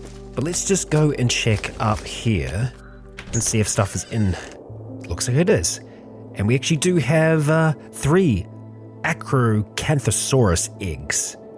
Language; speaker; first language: English; native; English